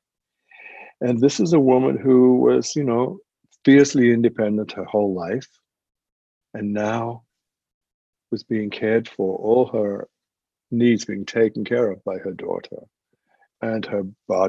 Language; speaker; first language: English; native; English